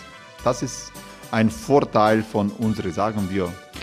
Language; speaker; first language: German; non-native, learner; Croatian